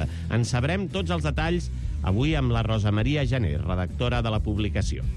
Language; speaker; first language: Catalan; native; Catalan